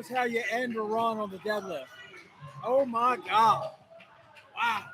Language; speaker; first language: English; native; English